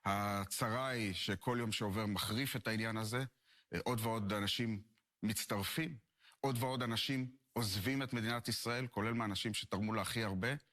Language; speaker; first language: Hebrew; native; Hebrew